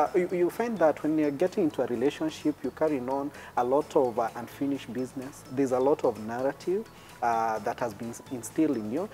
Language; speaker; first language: English; non-native, local second language; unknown